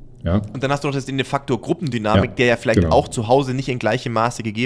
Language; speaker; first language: German; native; German